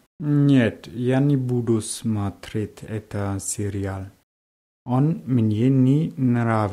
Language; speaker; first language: Russian; non-native, learner; German